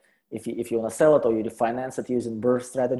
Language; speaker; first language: English; non-native, fluent; Russian